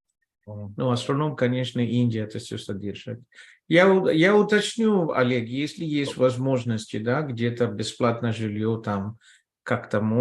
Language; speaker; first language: Russian; non-native, fluent; Telugu